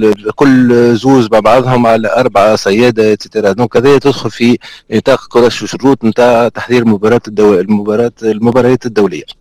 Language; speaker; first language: Arabic; native; Arabic